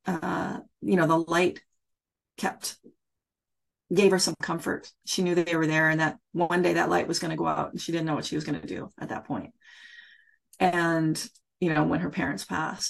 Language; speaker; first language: English; native; English